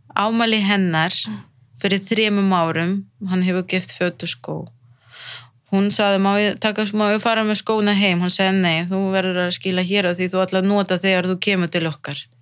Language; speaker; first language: Icelandic; non-native, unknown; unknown